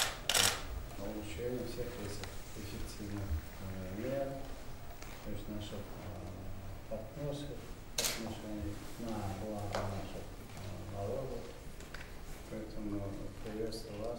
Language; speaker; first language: Russian; non-native, fluent; Turkmen